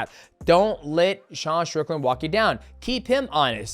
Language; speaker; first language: English; native; English